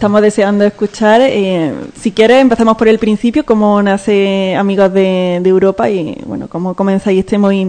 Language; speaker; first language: Spanish; native; Spanish